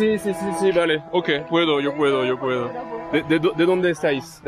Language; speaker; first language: Spanish; non-native, learner; French